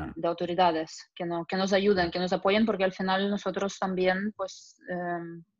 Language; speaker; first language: Spanish; non-native, fluent; Russian